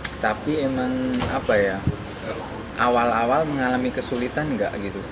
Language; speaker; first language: Indonesian; native; Indonesian